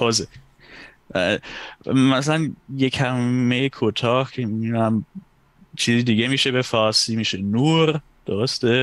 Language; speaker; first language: Persian; non-native, fluent; German